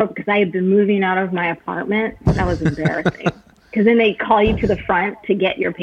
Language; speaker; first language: English; native; English